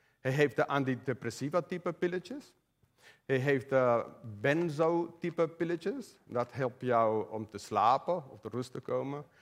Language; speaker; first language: Dutch; non-native, fluent; Spanish